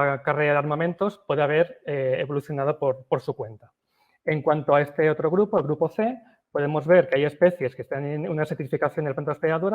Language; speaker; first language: Spanish; native; Spanish